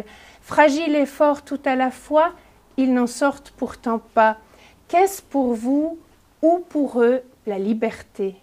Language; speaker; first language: French; native; French